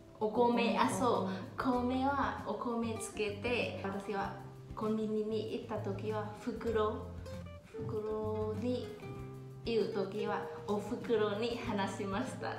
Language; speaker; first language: Japanese; non-native, learner; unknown